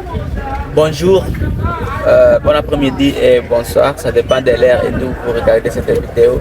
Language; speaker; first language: French; non-native, local second language; Rundi